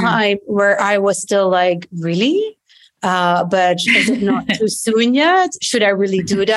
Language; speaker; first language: English; non-native, fluent; Dutch